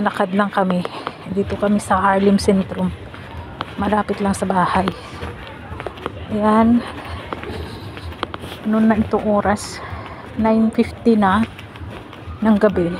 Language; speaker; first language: Filipino; native; Filipino